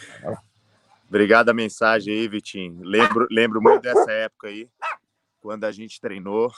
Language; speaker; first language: Portuguese; native; Portuguese